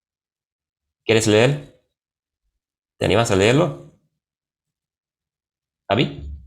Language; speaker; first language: Spanish; non-native, fluent; English